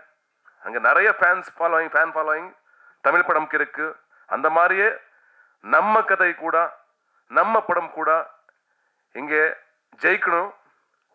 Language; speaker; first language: Tamil; non-native, learner; Kannada